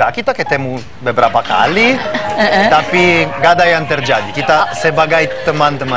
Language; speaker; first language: Indonesian; non-native, fluent; Italian